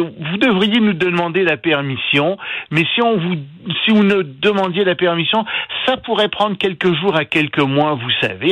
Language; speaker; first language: French; native; French